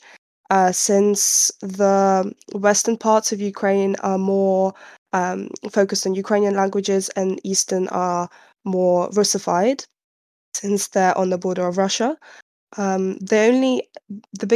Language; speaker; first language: English; non-native, fluent; Ukrainian